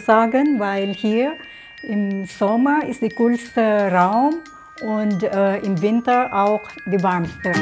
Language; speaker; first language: German; non-native, fluent; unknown